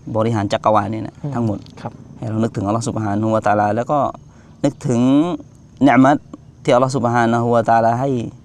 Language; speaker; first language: Thai; non-native, local second language; Malay